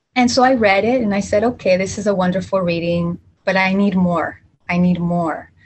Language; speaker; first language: English; early bilingual, other home language; Spanish